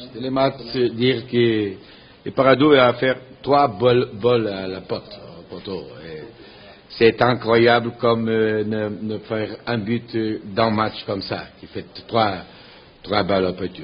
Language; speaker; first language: French; non-native, learner; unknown